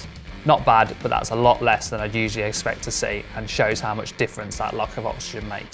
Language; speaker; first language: English; native; English